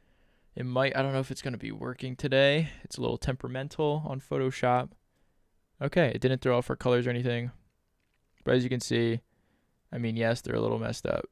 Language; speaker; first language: English; native; English